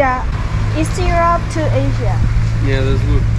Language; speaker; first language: English; non-native, learner; Korean